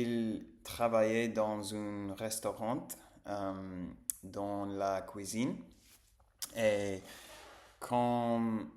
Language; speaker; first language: French; non-native, learner; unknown